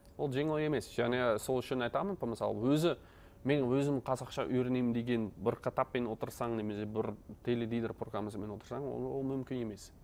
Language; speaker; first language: Kazakh; non-native, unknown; Dutch